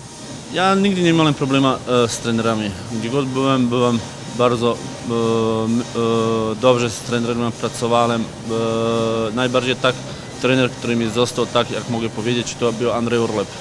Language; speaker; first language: Polish; non-native, fluent; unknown